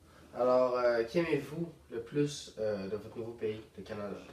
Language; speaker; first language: French; native; French